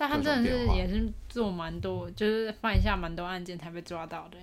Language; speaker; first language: Chinese; native; Chinese